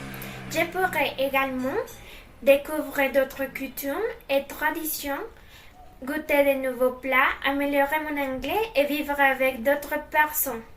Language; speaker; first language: French; non-native, learner; Spanish